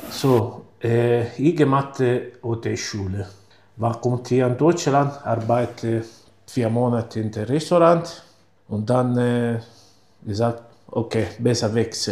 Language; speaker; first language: German; non-native, learner; Italian